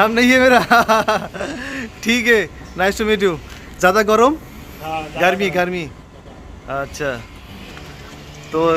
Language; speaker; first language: Hindi; non-native, learner; Bangla